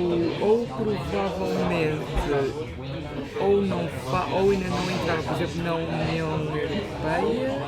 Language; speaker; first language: Portuguese; non-native, learner; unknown